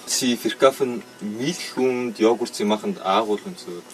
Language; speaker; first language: German; non-native, learner; Mongolian